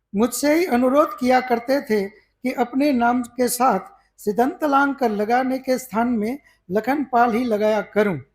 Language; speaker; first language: Hindi; non-native, local second language; Gujarati